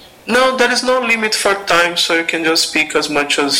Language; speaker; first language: English; non-native, fluent; Portuguese